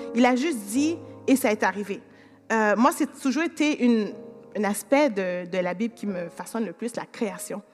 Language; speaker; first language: French; native; French